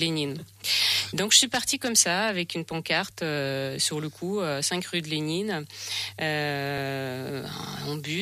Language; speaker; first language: French; non-native, fluent; Russian